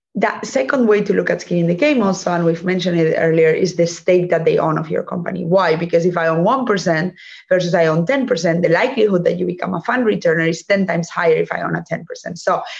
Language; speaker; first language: English; non-native, fluent; Spanish